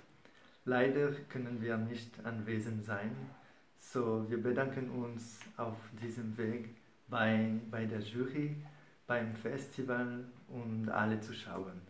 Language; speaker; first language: German; non-native, learner; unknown